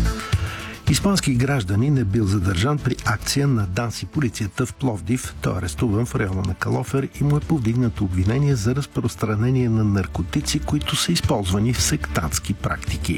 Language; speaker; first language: Bulgarian; native; Bulgarian